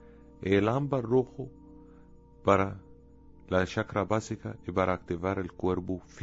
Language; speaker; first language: Spanish; non-native, learner; Arabic